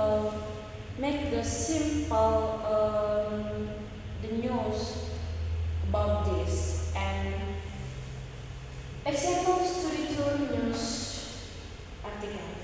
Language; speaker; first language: English; non-native, learner; Indonesian